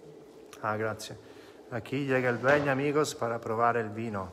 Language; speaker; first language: Spanish; non-native, fluent; Italian